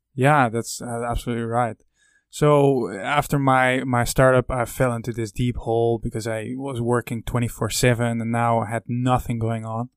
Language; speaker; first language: English; non-native, fluent; Dutch